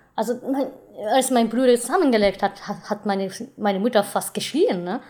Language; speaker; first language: German; non-native, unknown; Japanese